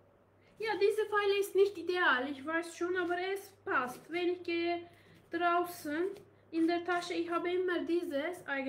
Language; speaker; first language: German; non-native, learner; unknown